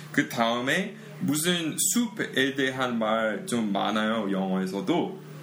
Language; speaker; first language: Korean; non-native, fluent; English